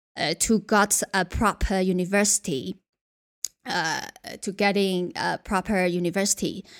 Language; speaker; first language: English; non-native, fluent; Chinese